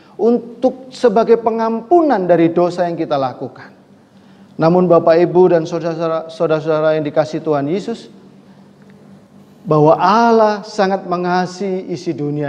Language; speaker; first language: Indonesian; native; Indonesian